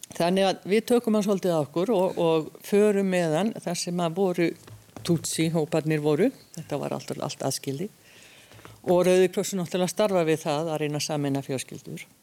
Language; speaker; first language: Icelandic; early bilingual, other home language; Hungarian